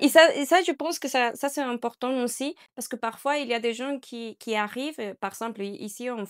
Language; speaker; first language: French; non-native, learner; Spanish